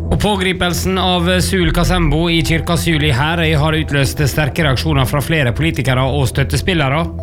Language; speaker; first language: Norwegian; native; Norwegian